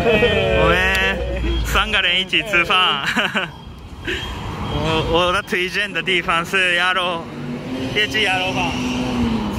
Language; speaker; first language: Chinese; non-native, learner; Japanese